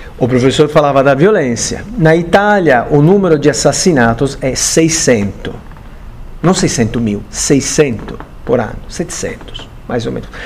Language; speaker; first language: Portuguese; non-native, fluent; Italian